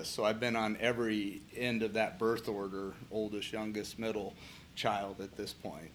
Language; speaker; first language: English; native; English